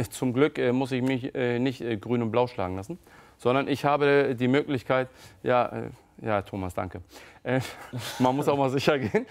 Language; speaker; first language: German; early bilingual, other home language; Turkish